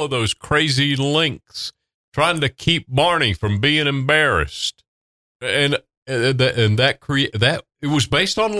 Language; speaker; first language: English; native; English